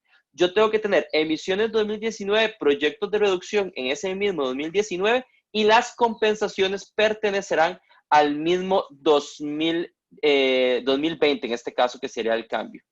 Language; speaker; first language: Spanish; native; Spanish